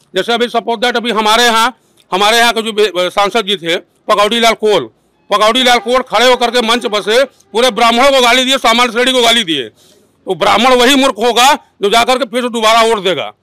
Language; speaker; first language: Hindi; native; Hindi